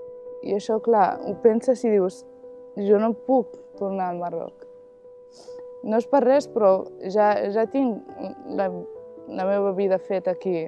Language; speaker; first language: Catalan; early bilingual, other home language; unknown